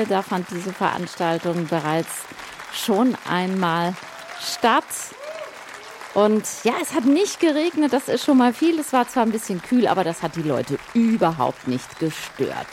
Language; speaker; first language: German; native; German